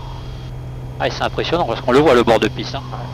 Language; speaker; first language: French; native; French